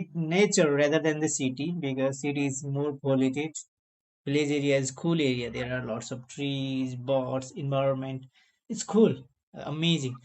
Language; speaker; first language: English; non-native, learner; Nepali